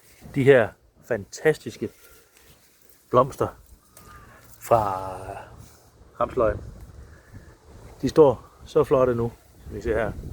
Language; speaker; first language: Danish; native; Danish